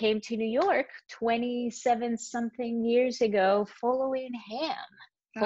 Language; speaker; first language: English; non-native, fluent; Spanish